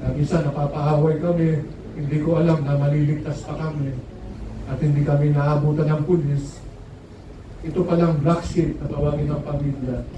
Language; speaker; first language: Filipino; native; Filipino